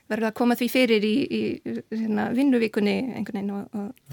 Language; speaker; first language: Icelandic; non-native, learner; Polish